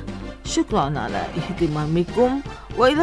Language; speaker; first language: Arabic; non-native, fluent; Indonesian